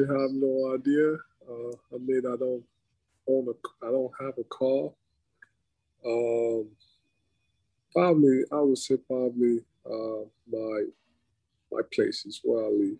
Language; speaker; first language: English; non-native, local second language; French